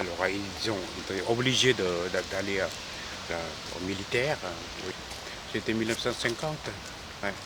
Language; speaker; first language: French; non-native, fluent; Korean